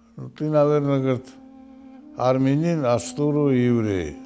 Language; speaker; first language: Russian; non-native, local second language; Georgian